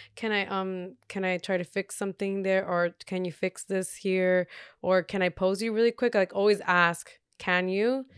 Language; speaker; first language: English; native; English